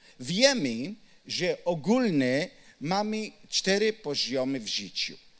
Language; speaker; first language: Polish; non-native, learner; Hebrew